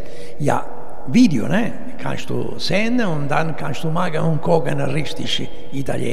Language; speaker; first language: German; non-native, learner; Italian